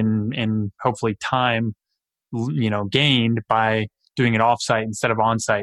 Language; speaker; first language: English; native; English